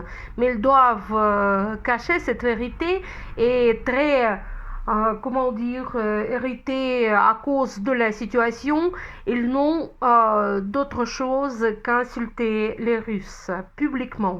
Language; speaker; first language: French; non-native, fluent; Russian